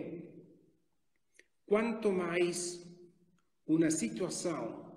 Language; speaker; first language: Spanish; non-native, fluent; Italian